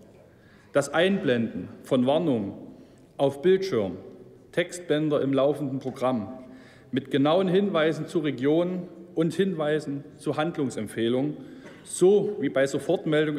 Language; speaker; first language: German; native; German